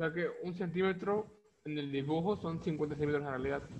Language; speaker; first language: Spanish; native; Spanish